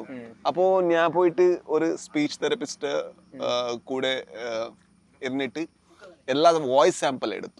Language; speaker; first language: Malayalam; non-native, learner; Kannada